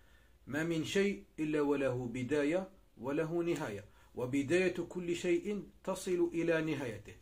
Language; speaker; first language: Arabic; native; Arabic